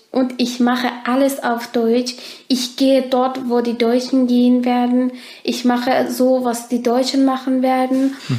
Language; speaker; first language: German; non-native, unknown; Turkish